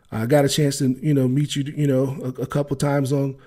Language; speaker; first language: English; native; English